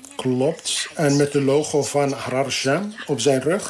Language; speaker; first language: Dutch; non-native, fluent; Arabic